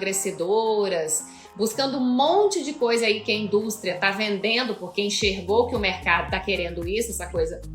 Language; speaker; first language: Portuguese; native; Portuguese